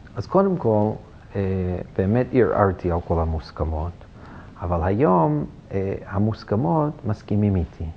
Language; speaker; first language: Hebrew; non-native, fluent; English